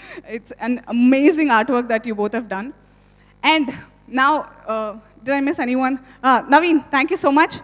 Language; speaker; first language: English; non-native, local second language; Telugu